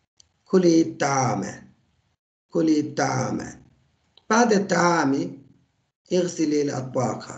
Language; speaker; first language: Arabic; non-native, fluent; Turkish